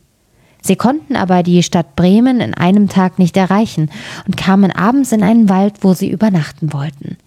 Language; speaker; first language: German; native; German